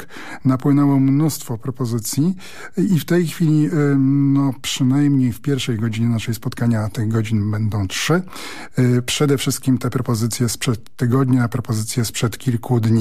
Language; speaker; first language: Polish; native; Polish